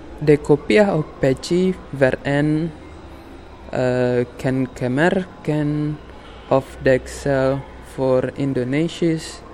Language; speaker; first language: Dutch; non-native, learner; Indonesian